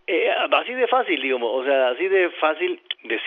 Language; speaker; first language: Spanish; native; Spanish